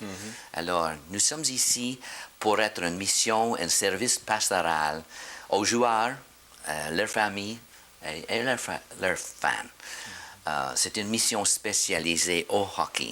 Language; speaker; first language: French; non-native, learner; English